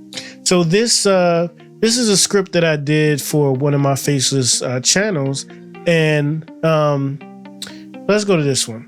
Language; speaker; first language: English; native; English